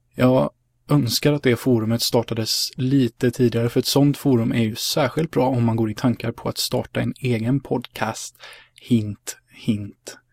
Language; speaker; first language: Swedish; early bilingual, other home language; Hungarian